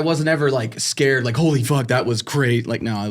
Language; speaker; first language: English; native; English